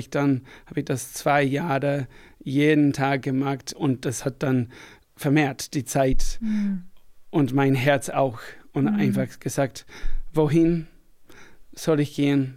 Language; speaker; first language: German; non-native, fluent; English